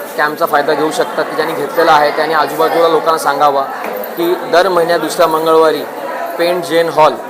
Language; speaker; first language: Marathi; non-native, local second language; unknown